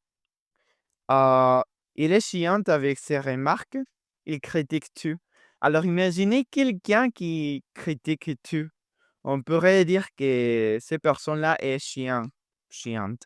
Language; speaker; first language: French; non-native, fluent; Spanish